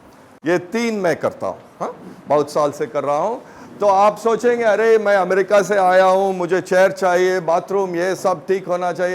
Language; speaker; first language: Hindi; non-native, local second language; Tamil